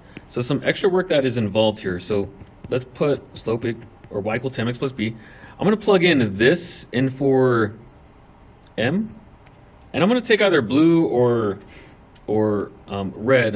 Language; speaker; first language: English; native; English